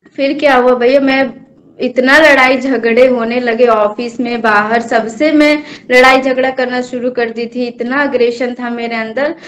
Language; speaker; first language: Hindi; native; Hindi